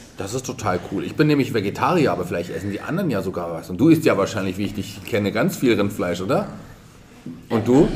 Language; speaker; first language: German; native; German